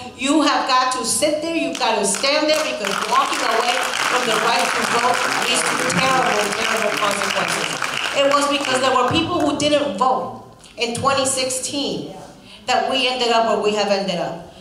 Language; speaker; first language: English; non-native, fluent; Spanish